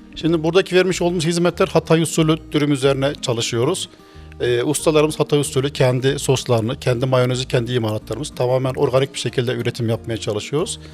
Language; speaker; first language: Turkish; native; Turkish